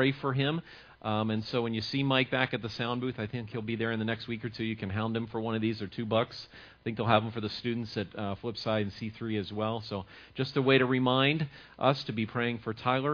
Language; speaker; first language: English; native; English